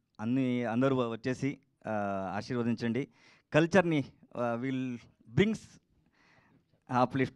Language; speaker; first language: Telugu; non-native, learner; Kannada